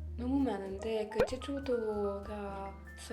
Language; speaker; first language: Korean; non-native, learner; French